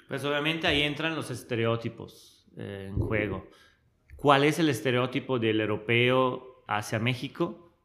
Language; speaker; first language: Spanish; non-native, fluent; Italian